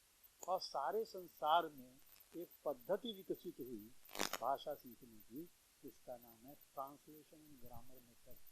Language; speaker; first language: Hindi; native; Hindi